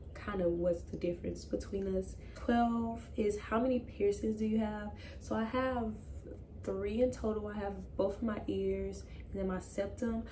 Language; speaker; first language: English; native; English